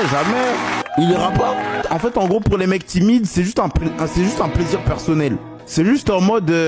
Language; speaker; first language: French; native; French